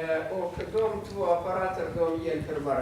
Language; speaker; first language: Swedish; non-native, fluent; Russian